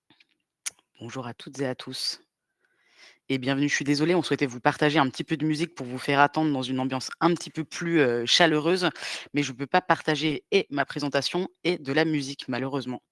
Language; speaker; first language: French; native; French